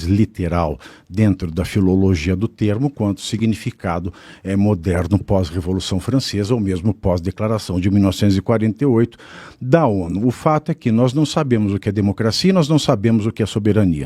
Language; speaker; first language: Portuguese; native; Portuguese